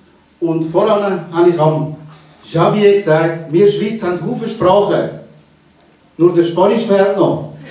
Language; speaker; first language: German; non-native, fluent; Tibetan